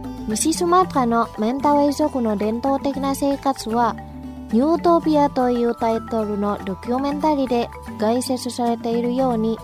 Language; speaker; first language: Japanese; non-native, fluent; Indonesian